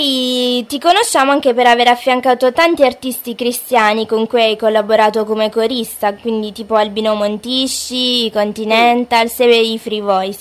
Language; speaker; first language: Italian; native; Italian